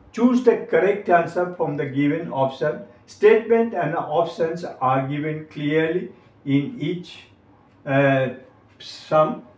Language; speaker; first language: English; non-native, local second language; Bangla